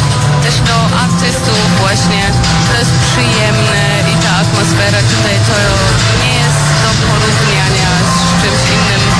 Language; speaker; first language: Polish; early bilingual, heritage; Polish